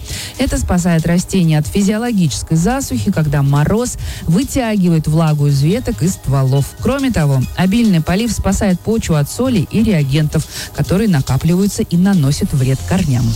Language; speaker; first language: Russian; native; Russian